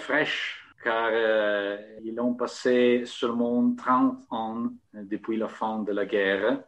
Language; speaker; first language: French; non-native, fluent; Italian